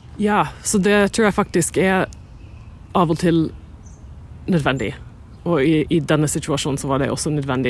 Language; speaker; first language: Norwegian; non-native, fluent; English